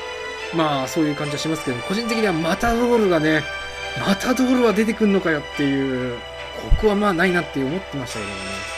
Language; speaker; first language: Japanese; native; Japanese